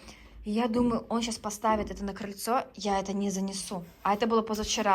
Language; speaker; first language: Russian; native; Russian